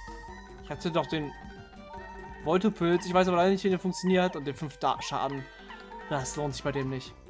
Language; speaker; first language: German; native; German